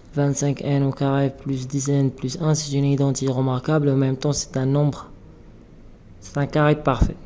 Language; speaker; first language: French; non-native, local second language; Arabic